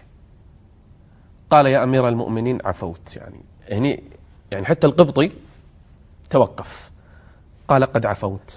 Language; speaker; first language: Arabic; native; Arabic